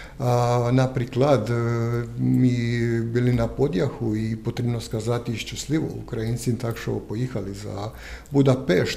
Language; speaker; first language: Ukrainian; non-native, learner; Croatian